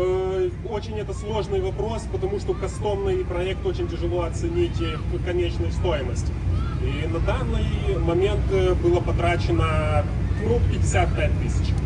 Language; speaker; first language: Russian; native; Russian